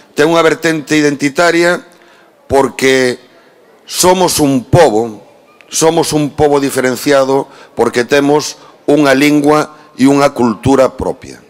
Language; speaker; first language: Galician; native; Galician